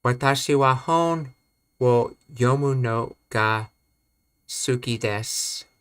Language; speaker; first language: Japanese; non-native, learner; English